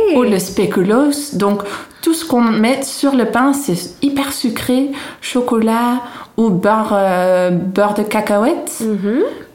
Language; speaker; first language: French; non-native, fluent; Dutch